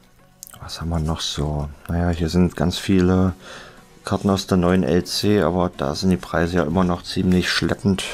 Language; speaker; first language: German; native; German